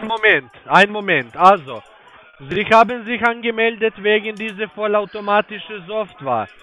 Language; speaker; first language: German; non-native, learner; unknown